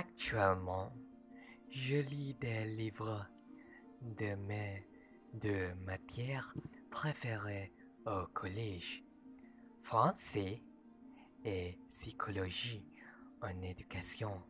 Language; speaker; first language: French; non-native, learner; Malay